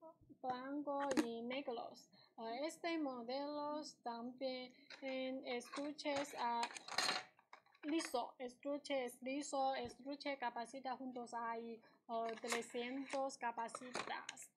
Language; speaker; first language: Spanish; non-native, learner; Chinese